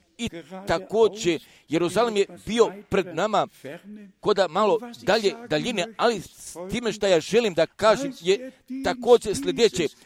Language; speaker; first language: Croatian; early bilingual, heritage; Serbian